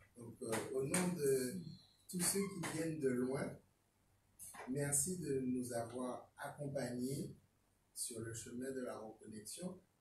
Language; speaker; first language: French; native; French